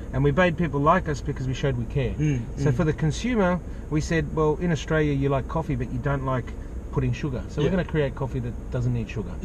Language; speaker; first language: English; native; English